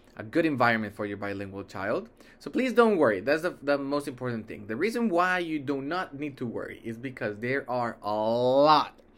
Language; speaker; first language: English; early bilingual, other home language; Spanish